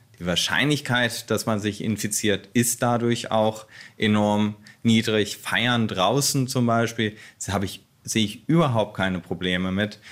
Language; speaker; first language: German; native; German